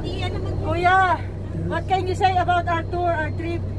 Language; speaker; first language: English; non-native, local second language; Filipino